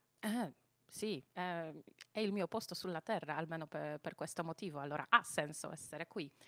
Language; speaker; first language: Italian; non-native, fluent; Polish